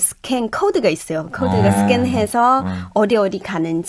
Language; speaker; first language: Korean; non-native, fluent; Chinese